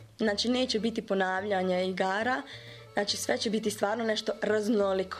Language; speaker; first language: Serbian; early bilingual, heritage; Bosnian